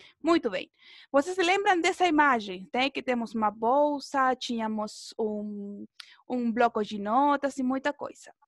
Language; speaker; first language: Portuguese; non-native, fluent; Spanish